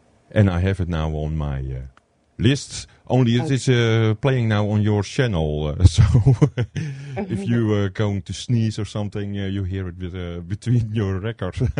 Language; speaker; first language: English; non-native, learner; Dutch